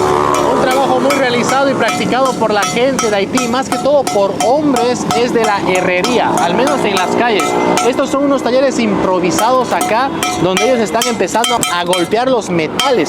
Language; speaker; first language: Spanish; native; Spanish